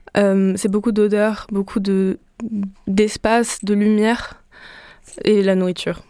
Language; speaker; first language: French; early bilingual, other home language; Spanish